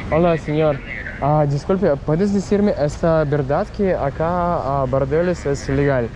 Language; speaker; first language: Spanish; non-native, learner; Russian